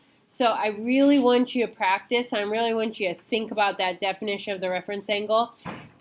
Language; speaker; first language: English; native; English